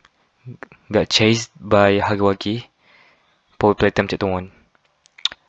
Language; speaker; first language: English; non-native, fluent; Malay